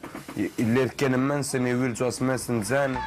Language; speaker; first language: Dutch; early bilingual, other home language; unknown